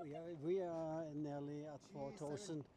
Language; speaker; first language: English; non-native, fluent; Norwegian